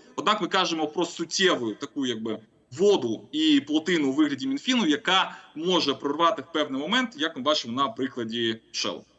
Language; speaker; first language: Ukrainian; non-native, local second language; Russian